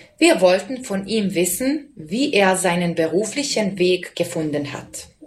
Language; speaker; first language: German; non-native, fluent; Serbian